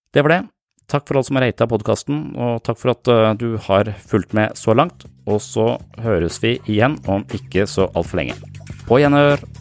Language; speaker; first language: Norwegian; native; Norwegian